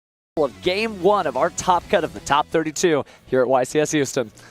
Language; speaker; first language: English; native; English